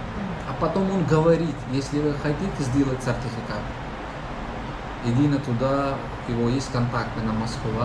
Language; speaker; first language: Russian; non-native, learner; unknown